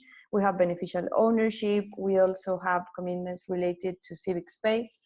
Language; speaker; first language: English; non-native, fluent; Spanish